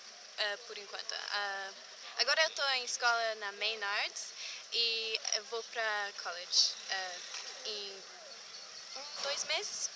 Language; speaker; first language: Portuguese; early bilingual, heritage; English